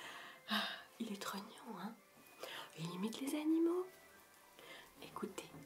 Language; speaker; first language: French; native; French